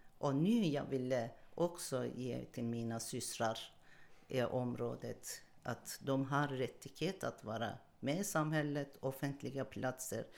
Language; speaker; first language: Swedish; non-native, learner; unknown